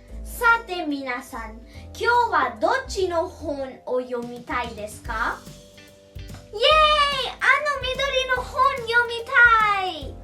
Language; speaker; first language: Japanese; non-native, learner; Hindi